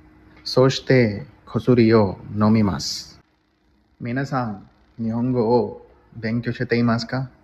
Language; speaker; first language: Japanese; non-native, learner; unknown